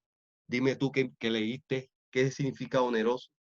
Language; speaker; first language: Spanish; native; Spanish